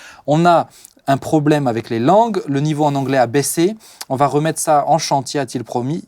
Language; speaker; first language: French; native; French